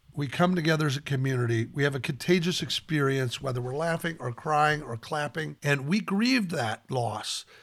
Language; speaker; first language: English; native; English